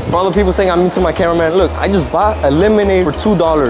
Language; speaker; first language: English; early bilingual, other home language; Spanish